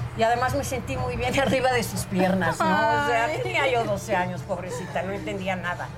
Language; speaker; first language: Spanish; non-native, fluent; Hebrew